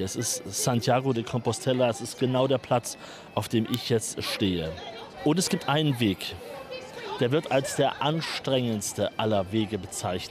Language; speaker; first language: German; native; German